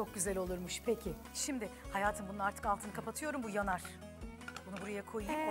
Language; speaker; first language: Turkish; native; Turkish